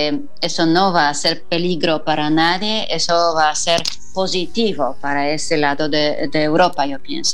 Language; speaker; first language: Spanish; non-native, fluent; Polish